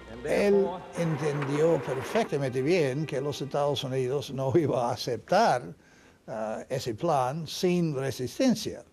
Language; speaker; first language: Spanish; non-native, fluent; English